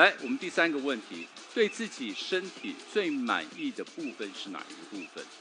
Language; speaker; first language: Chinese; native; Chinese